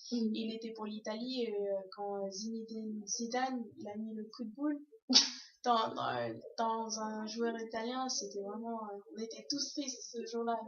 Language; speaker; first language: French; early bilingual, other home language; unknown